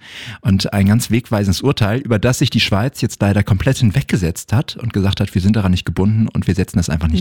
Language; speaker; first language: German; native; German